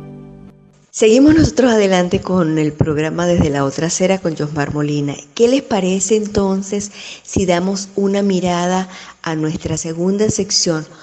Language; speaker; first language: Spanish; native; Spanish